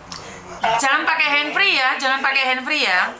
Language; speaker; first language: Indonesian; native; Indonesian